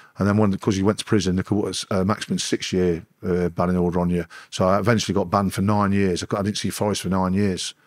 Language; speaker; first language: English; native; English